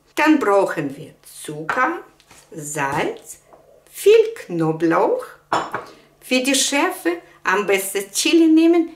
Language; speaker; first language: German; non-native, fluent; Russian